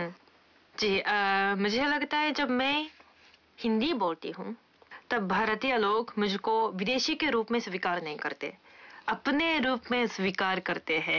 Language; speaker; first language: Hindi; non-native, fluent; Japanese